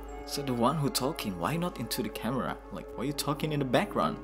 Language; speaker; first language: English; non-native, fluent; Indonesian